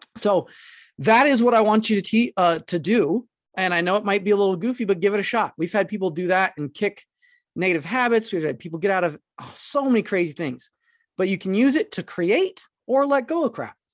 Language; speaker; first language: English; native; English